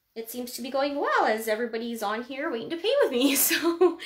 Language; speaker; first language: English; native; English